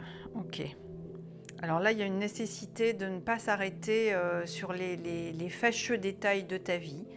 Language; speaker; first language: French; native; French